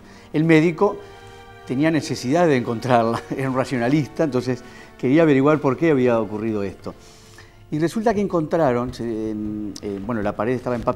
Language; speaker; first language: Spanish; native; Spanish